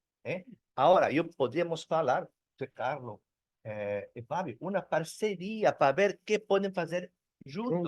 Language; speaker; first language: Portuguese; non-native, learner; Spanish